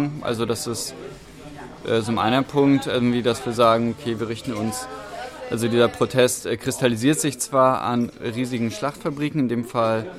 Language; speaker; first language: German; native; German